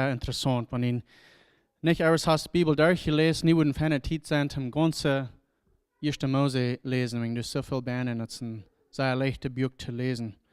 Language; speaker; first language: German; non-native, learner; Plautdietsch